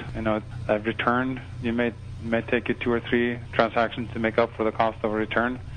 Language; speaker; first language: English; non-native, fluent; Norwegian